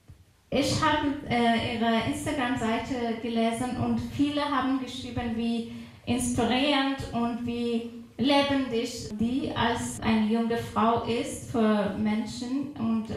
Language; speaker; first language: German; non-native, fluent; Persian